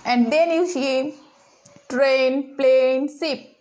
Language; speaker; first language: English; non-native, local second language; Bangla